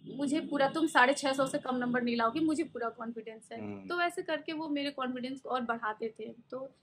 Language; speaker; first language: Hindi; native; Hindi